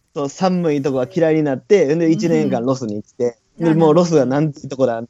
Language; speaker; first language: Japanese; native; Japanese